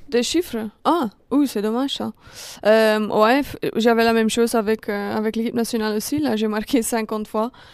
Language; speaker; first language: French; non-native, local second language; Dutch